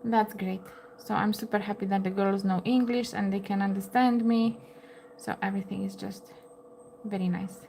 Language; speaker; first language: English; non-native, fluent; Romanian